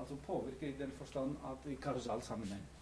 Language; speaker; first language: Norwegian; non-native, fluent; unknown